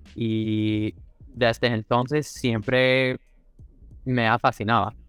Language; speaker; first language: Spanish; non-native, fluent; English